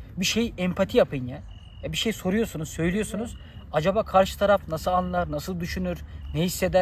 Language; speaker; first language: Turkish; native; Turkish